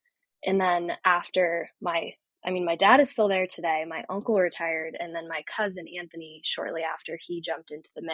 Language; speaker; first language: English; native; English